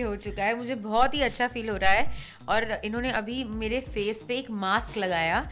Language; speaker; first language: Hindi; non-native, local second language; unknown